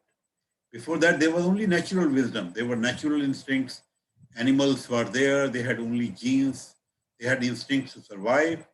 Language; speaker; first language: English; non-native, local second language; Hindi